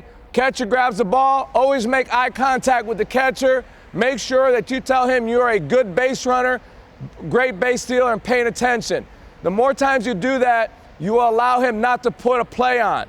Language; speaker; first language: English; native; English